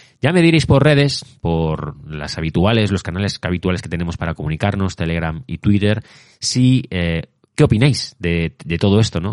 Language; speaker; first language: Spanish; native; Spanish